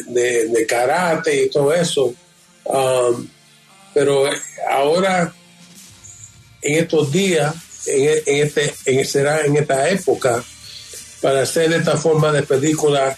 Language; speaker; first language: Spanish; early bilingual, heritage; Spanish